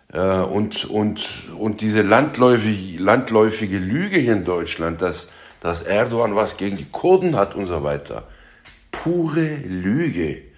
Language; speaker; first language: German; early bilingual, other home language; Turkish